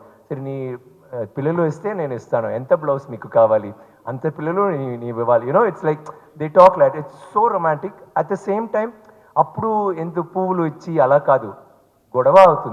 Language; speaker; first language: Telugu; non-native, learner; Tamil